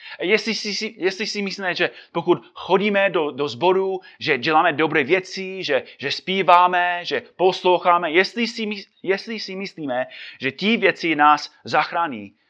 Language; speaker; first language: Czech; non-native, fluent; English